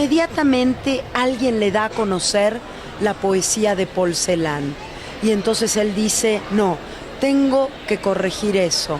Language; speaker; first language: Spanish; native; Spanish